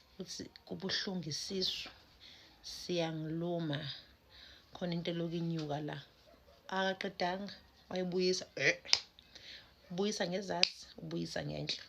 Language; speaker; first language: Zulu; native; Zulu